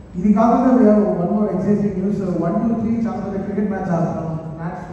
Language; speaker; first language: Telugu; native; Telugu